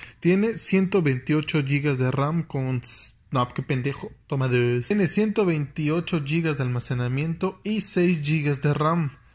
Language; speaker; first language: Spanish; native; Spanish